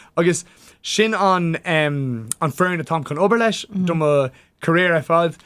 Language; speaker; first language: Irish; non-native, local second language; English